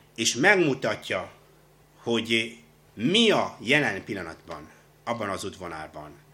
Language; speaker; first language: Hungarian; non-native, fluent; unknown